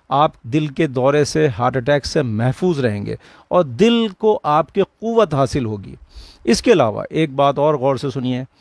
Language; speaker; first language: Hindi; native; Hindi